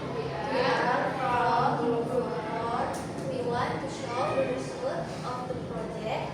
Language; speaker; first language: English; non-native, learner; Indonesian